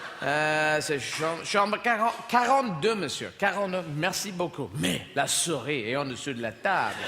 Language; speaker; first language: French; non-native, fluent; English